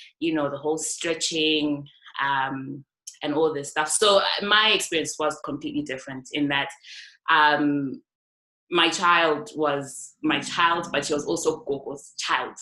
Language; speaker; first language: English; non-native, local second language; North Ndebele